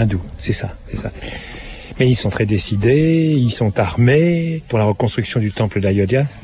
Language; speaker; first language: French; native; French